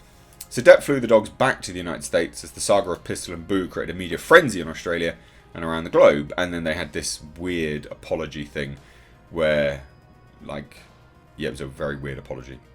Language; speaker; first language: English; native; English